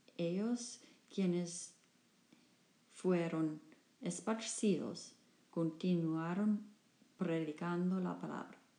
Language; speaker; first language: Spanish; non-native, learner; English